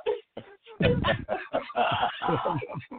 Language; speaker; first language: English; native; English